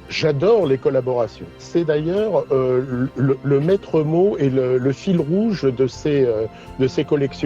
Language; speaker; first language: French; native; French